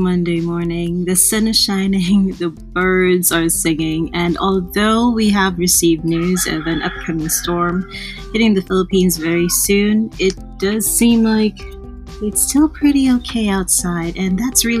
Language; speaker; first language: English; non-native, local second language; Filipino